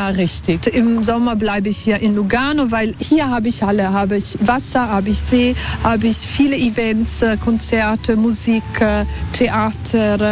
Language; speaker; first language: German; non-native, fluent; Italian